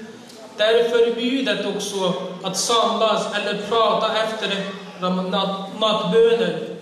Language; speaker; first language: Swedish; non-native, fluent; Uyghur